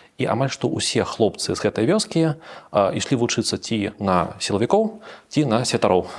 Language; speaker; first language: Belarusian; non-native, local second language; Russian